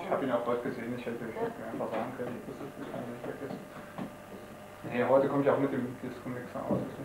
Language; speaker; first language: German; native; German